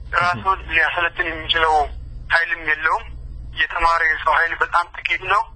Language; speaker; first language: Amharic; non-native, local second language; Oromo